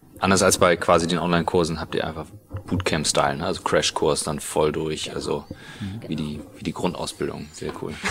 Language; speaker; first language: German; native; German